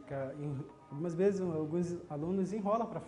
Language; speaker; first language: Portuguese; non-native, local second language; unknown